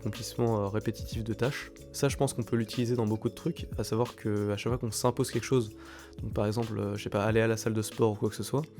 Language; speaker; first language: French; native; French